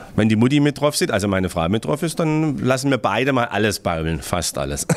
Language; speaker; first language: German; native; German